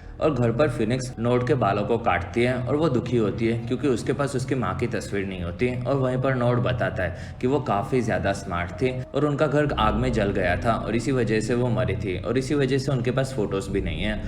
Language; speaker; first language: Hindi; native; Hindi